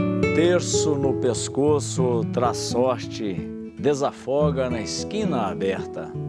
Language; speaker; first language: Portuguese; native; Portuguese